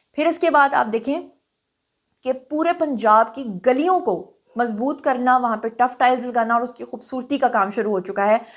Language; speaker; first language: Urdu; non-native, local second language; Punjabi